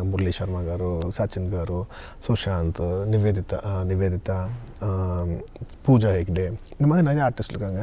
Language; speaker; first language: Tamil; non-native, local second language; Telugu